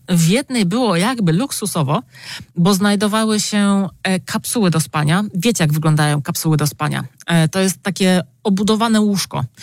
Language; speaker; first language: Polish; native; Polish